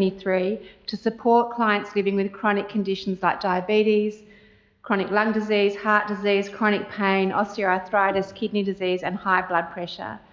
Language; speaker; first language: English; native; English